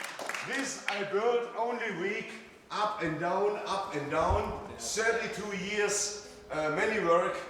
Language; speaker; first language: English; non-native, learner; German